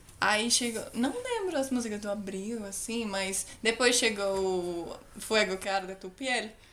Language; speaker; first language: Portuguese; non-native, fluent; Finnish